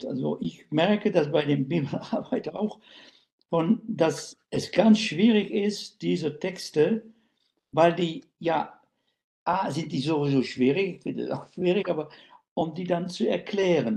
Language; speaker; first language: German; non-native, fluent; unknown